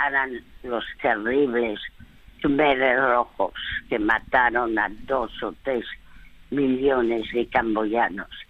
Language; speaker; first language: Spanish; native; Spanish